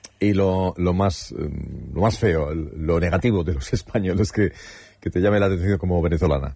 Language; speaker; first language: Spanish; native; Spanish